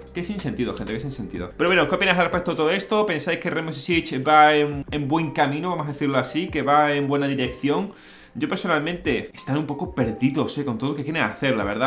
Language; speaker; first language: Spanish; native; Spanish